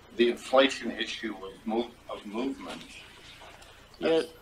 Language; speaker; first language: English; non-native, fluent; Portuguese